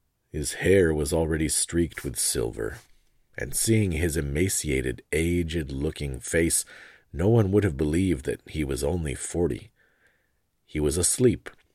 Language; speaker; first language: English; native; English